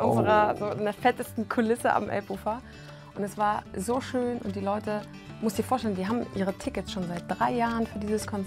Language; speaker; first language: German; native; German